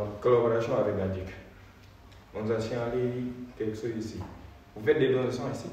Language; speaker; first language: French; non-native, local second language; Wolof